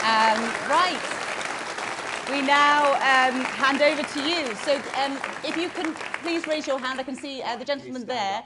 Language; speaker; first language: English; native; English